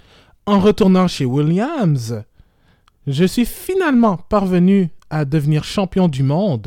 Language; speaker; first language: French; native; French